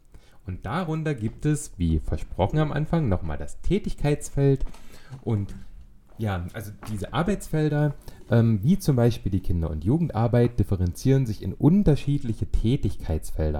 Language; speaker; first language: German; native; German